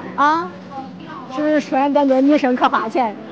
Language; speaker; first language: Chinese; native; Chinese